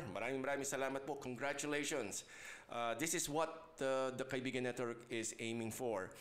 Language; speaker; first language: English; non-native, local second language; Filipino